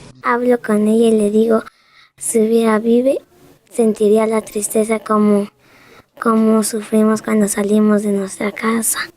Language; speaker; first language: Spanish; non-native, local second language; Tzotzil